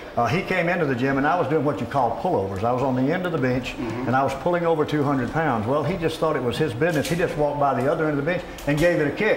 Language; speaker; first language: English; native; English